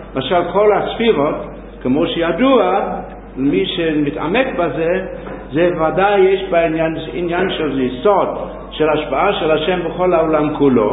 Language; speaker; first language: Hebrew; non-native, fluent; English